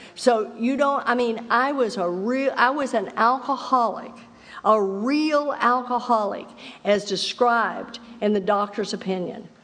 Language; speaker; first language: English; native; English